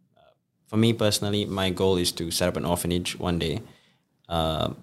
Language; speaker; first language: English; native; English